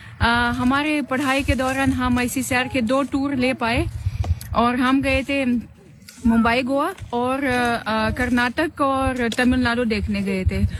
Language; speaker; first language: Hindi; non-native, fluent; Russian